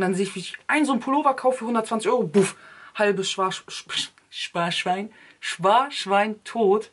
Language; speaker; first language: German; early bilingual, other home language; Turkish